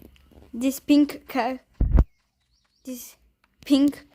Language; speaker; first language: English; non-native, learner; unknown